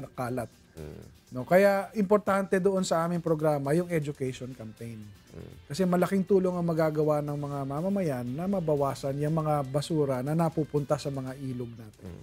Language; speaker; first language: Filipino; native; Filipino